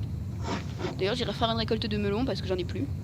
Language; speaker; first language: French; native; French